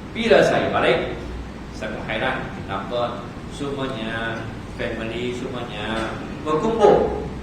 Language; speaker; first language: Malay; non-native, local second language; Chinese